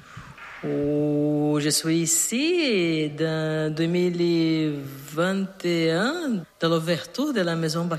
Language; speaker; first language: French; non-native, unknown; Portuguese